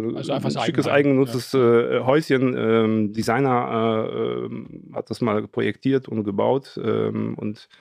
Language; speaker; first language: German; early bilingual, other home language; Polish